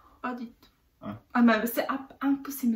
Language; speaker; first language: French; non-native, learner; Korean